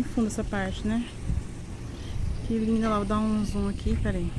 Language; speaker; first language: Portuguese; native; Portuguese